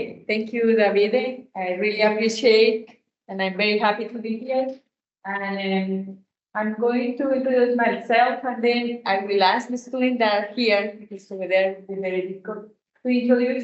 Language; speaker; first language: English; non-native, learner; Italian